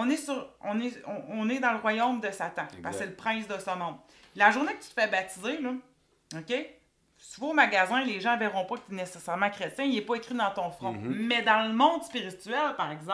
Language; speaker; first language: French; native; French